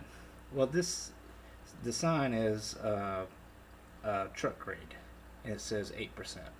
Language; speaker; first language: English; native; English